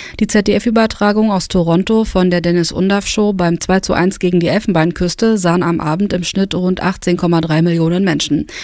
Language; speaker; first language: German; native; German